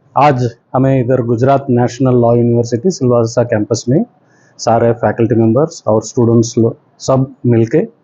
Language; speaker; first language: Hindi; non-native, local second language; Gujarati